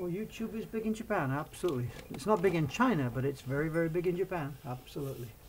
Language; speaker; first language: English; native; English